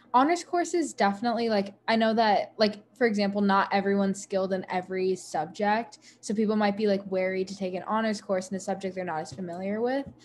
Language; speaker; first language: English; native; English